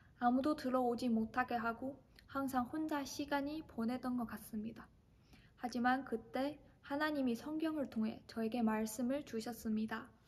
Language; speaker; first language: Korean; non-native, fluent; Chinese